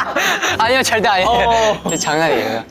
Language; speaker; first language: Korean; non-native, learner; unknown